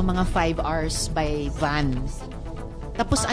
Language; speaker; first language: Filipino; native; Filipino